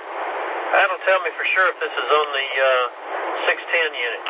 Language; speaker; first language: English; native; English